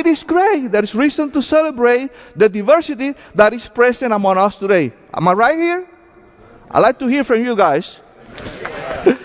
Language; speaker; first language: English; non-native, fluent; Spanish